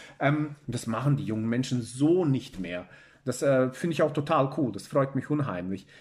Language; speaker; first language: German; early bilingual, other home language; Bosnian